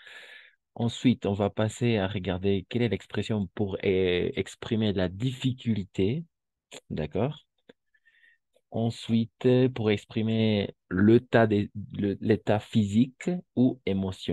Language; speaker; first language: French; non-native, fluent; Spanish